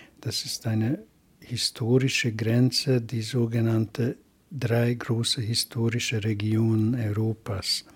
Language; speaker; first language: German; non-native, fluent; Hungarian